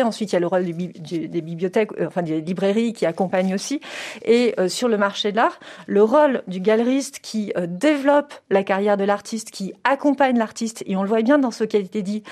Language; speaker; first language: French; native; French